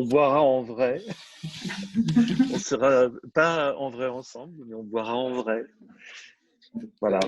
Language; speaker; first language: French; native; French